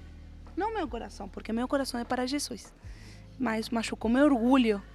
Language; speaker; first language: Portuguese; non-native, fluent; Spanish